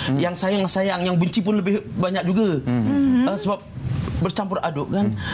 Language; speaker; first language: Malay; native; Malay